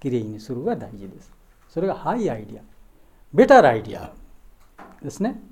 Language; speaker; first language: Japanese; non-native, learner; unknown